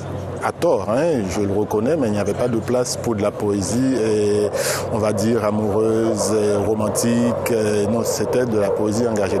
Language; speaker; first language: French; non-native, local second language; Haitian Creole